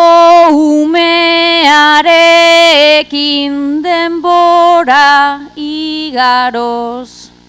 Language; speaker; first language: Basque; native; Basque